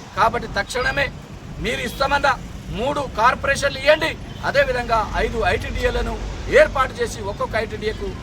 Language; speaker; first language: Telugu; non-native, local second language; Lambadi